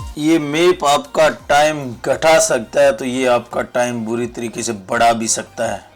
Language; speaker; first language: Hindi; native; Hindi